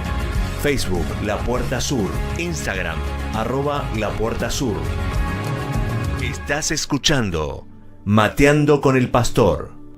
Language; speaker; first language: Spanish; native; Spanish